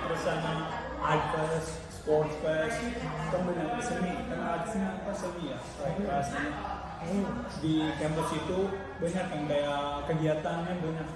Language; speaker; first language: Indonesian; non-native, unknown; Malayalam